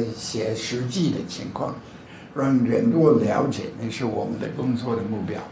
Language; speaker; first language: Chinese; non-native, fluent; English